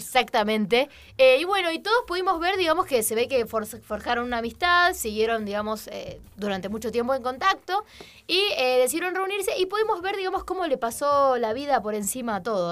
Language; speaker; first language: Spanish; native; Spanish